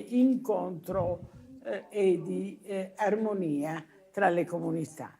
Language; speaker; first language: Italian; native; Italian